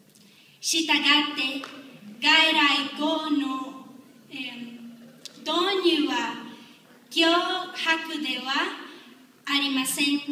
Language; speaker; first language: Japanese; non-native, learner; Spanish